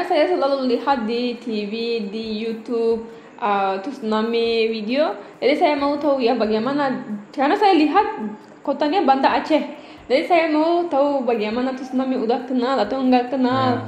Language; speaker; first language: Indonesian; non-native, learner; Turkish